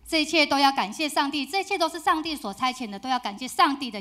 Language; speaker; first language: Chinese; native; Chinese